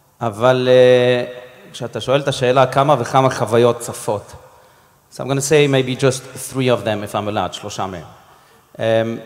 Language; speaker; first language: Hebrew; non-native, fluent; English